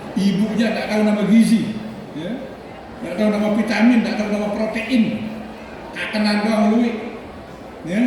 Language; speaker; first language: Indonesian; non-native, local second language; Sasak